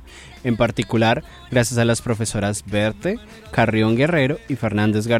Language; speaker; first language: Spanish; native; Spanish